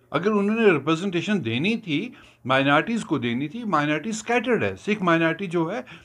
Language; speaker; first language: Hindi; non-native, local second language; Kashmiri